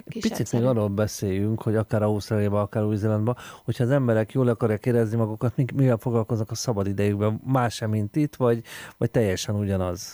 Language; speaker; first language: Hungarian; native; Hungarian